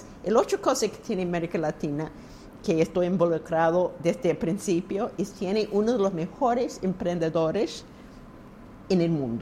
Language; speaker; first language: Spanish; non-native, fluent; English